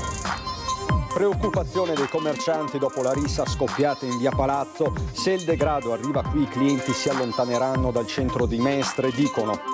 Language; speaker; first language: Italian; native; Italian